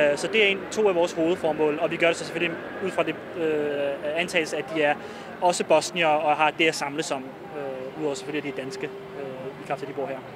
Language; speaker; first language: Danish; early bilingual, other home language; Bosnian